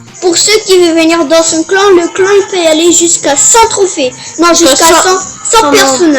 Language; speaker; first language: French; early bilingual, other home language; Romanian